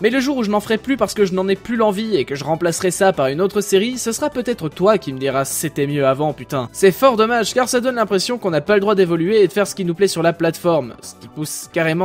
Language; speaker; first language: French; native; French